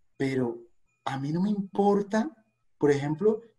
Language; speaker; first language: Spanish; native; Spanish